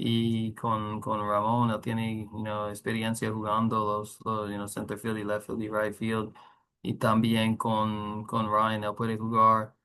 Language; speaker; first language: Spanish; non-native, learner; English